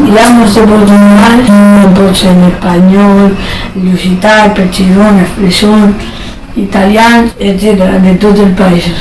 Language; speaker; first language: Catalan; non-native, local second language; Spanish